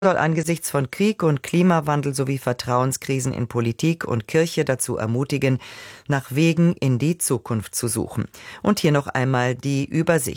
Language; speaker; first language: German; native; German